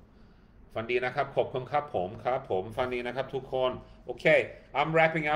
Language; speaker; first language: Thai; non-native, learner; Swedish